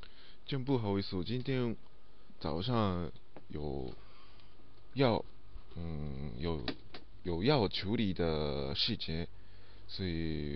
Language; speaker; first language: Chinese; non-native, learner; Japanese